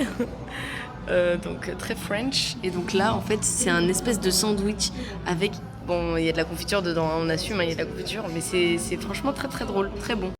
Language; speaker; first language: French; native; French